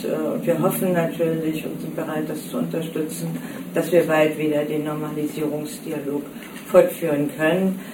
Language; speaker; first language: German; native; German